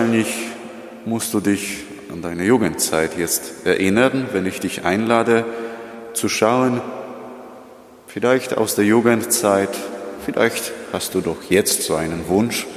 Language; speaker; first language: German; non-native, fluent; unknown